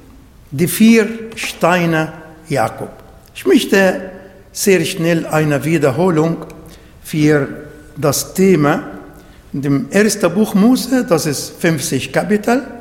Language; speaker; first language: German; non-native, learner; Arabic